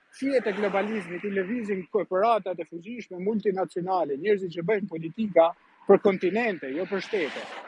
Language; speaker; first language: Albanian; native; Albanian